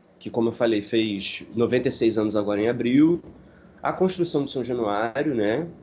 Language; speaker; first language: Portuguese; native; Portuguese